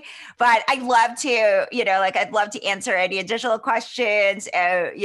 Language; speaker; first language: English; non-native, local second language; Filipino